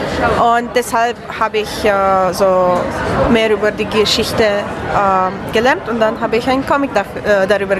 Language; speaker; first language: German; non-native, learner; Romanian